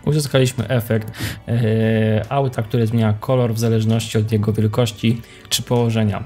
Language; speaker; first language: Polish; native; Polish